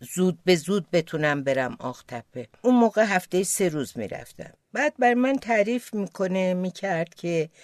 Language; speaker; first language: Persian; non-native, local second language; Azerbaijani